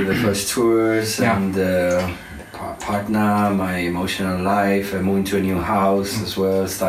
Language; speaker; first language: English; non-native, fluent; Spanish